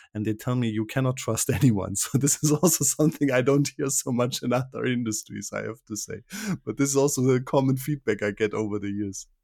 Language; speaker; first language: English; non-native, fluent; German